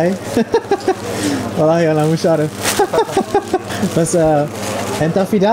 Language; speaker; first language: Arabic; non-native, learner; Czech